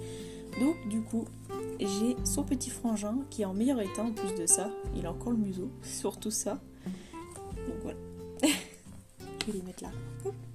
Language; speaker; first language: French; native; French